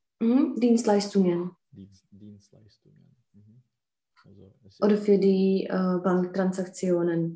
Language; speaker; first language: German; non-native, fluent; Czech